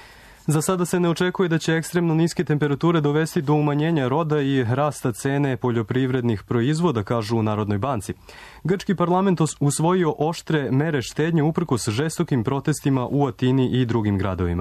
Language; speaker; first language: Croatian; native; Croatian